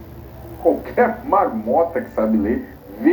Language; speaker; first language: Portuguese; native; Portuguese